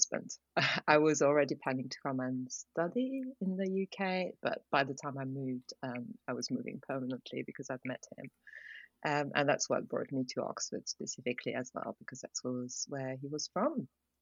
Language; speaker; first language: English; non-native, fluent; French